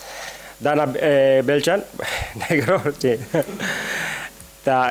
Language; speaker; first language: Basque; non-native, learner; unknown